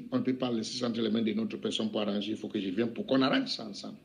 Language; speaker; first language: French; non-native, local second language; English